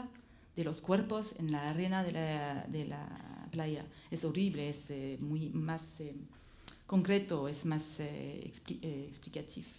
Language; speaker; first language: Spanish; non-native, learner; French